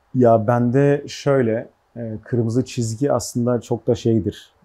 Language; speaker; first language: Turkish; early bilingual, heritage; Turkish